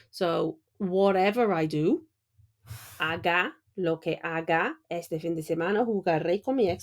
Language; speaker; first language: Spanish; non-native, fluent; English